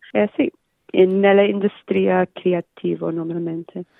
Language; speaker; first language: Italian; non-native, learner; English